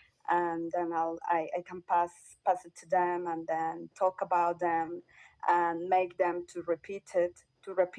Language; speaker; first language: English; non-native, learner; Spanish